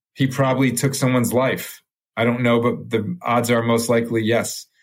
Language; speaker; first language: English; early bilingual, other home language; French